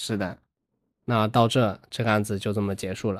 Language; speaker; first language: Chinese; native; Chinese